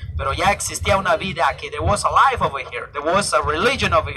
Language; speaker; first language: English; non-native, fluent; Spanish